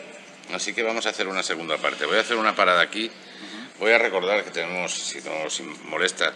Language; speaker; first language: Spanish; native; Spanish